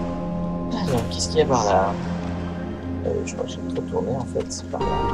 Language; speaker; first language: French; native; French